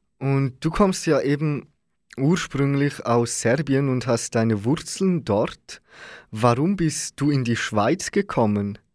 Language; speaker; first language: German; native; German